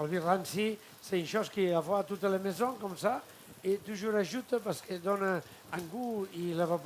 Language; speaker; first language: French; non-native, fluent; Catalan